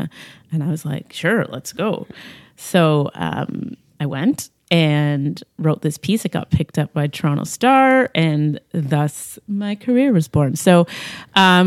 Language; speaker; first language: English; native; English